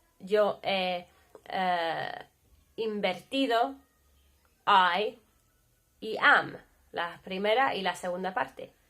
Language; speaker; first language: Spanish; non-native, fluent; English